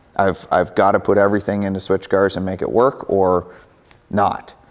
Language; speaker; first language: English; native; English